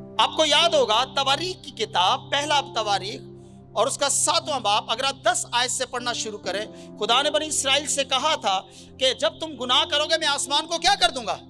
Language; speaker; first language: Urdu; non-native, local second language; Punjabi